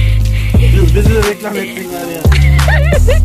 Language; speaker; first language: Turkish; native; Turkish